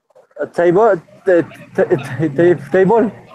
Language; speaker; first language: English; non-native, learner; Spanish